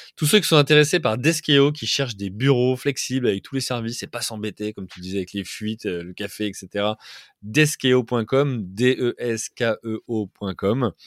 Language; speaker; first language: French; native; French